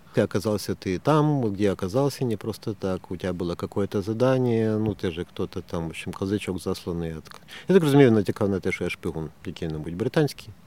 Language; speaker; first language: Ukrainian; native; Ukrainian